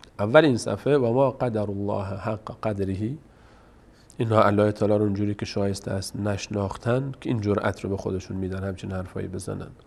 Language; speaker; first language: Persian; native; Persian